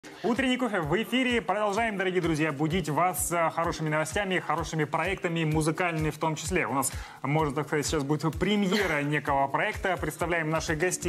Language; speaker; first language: Russian; native; Russian